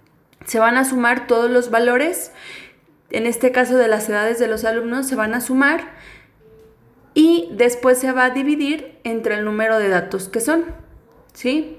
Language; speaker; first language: Spanish; native; Spanish